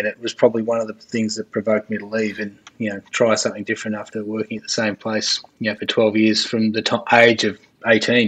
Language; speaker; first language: English; native; English